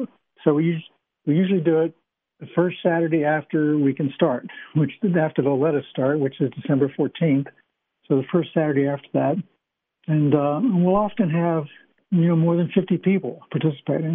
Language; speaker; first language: English; native; English